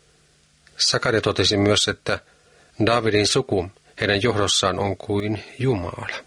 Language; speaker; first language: Finnish; native; Finnish